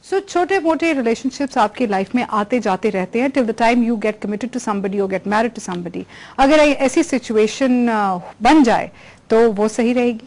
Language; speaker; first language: Hindi; native; Hindi